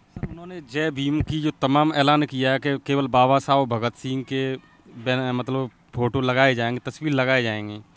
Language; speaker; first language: Hindi; native; Hindi